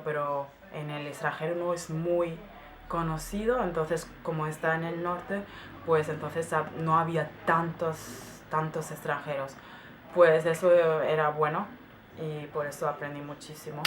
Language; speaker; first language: Spanish; non-native, fluent; German